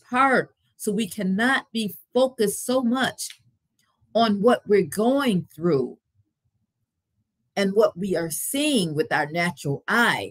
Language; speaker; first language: English; native; English